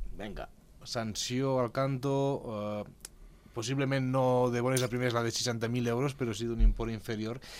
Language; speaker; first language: Catalan; early bilingual, other home language; Spanish